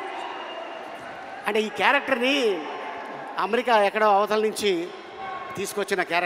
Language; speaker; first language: Telugu; native; Telugu